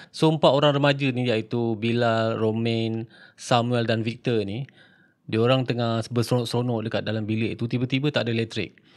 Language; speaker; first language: Malay; native; Malay